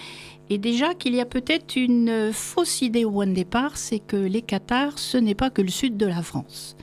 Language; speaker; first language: French; native; French